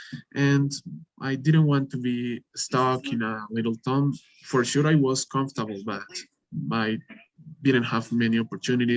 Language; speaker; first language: English; non-native, fluent; Spanish